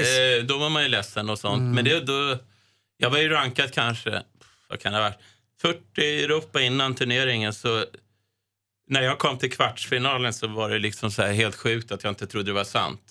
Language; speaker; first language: Swedish; native; Swedish